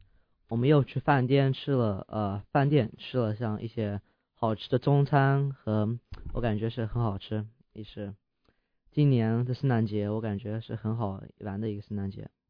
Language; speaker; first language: Chinese; early bilingual, heritage; English